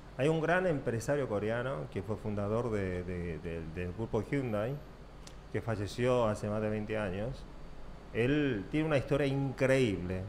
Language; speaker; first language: Spanish; early bilingual, other home language; Korean